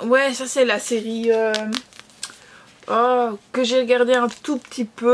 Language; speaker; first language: French; native; French